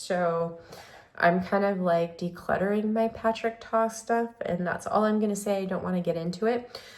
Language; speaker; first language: English; native; English